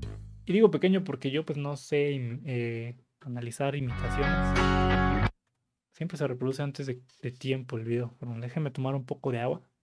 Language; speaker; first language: Spanish; native; Spanish